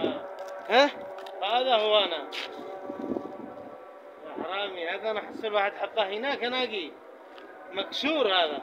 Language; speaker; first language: Arabic; non-native, learner; Bangla